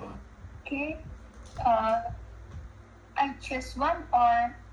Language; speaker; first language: English; non-native, learner; Indonesian